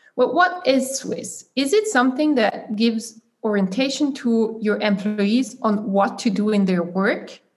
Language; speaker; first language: English; non-native, fluent; German